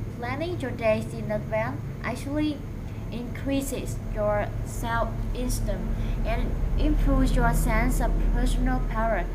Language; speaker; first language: English; non-native, fluent; Vietnamese